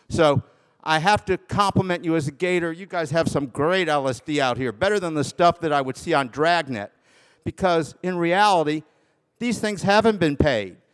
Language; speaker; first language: English; native; English